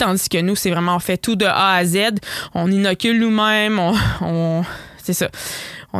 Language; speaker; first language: French; native; French